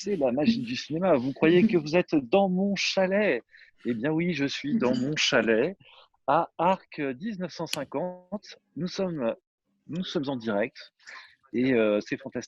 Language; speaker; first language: French; native; French